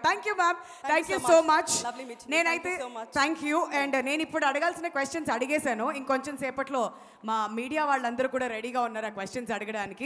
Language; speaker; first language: Telugu; native; Telugu